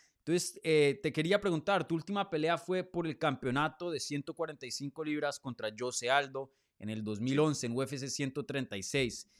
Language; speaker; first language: Spanish; native; Spanish